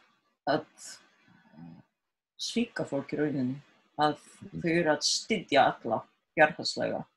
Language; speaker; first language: Icelandic; non-native, fluent; Polish